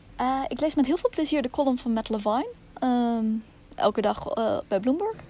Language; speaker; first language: Dutch; early bilingual, other home language; Russian